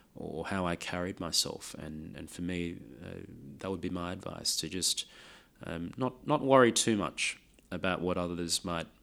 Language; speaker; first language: English; non-native, local second language; Lao